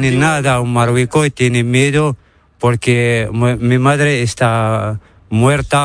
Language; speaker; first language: Spanish; non-native, learner; Arabic